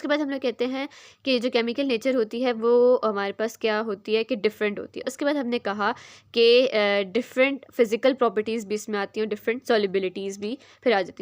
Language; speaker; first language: Hindi; native; Hindi